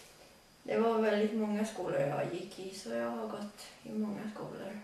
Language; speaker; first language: Swedish; early bilingual, other home language; Latvian